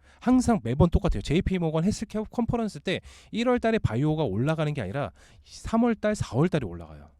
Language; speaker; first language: Korean; native; Korean